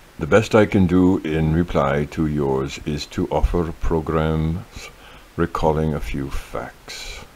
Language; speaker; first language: English; native; English